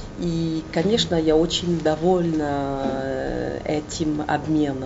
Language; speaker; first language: Russian; non-native, fluent; French